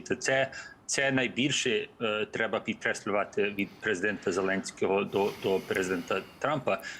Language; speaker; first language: Ukrainian; early bilingual, heritage; English